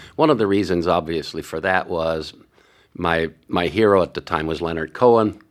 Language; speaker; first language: English; early bilingual, other home language; Hungarian